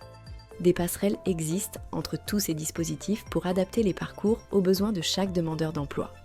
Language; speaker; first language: French; native; French